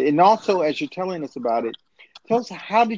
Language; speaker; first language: English; native; English